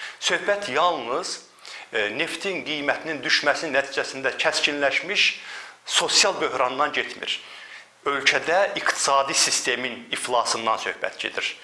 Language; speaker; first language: Azerbaijani; native; Azerbaijani